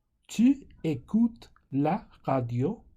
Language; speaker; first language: French; non-native, fluent; English